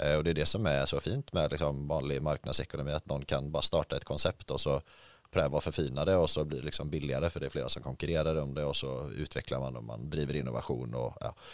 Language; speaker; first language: Swedish; native; Swedish